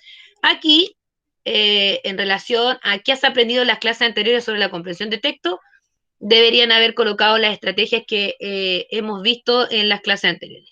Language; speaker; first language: Spanish; native; Spanish